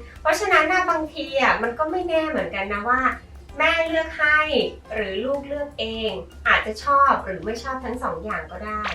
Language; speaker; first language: Thai; native; Thai